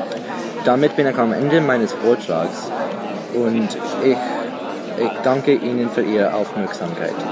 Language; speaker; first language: German; non-native, learner; English